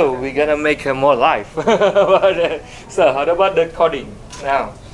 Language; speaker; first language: English; non-native, learner; Indonesian